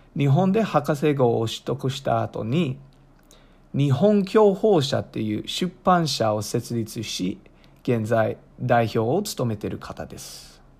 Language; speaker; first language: Japanese; non-native, fluent; English